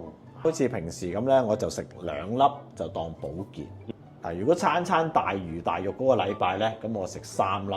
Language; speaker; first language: Cantonese; native; Cantonese